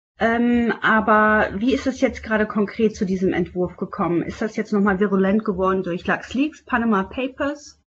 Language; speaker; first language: German; native; German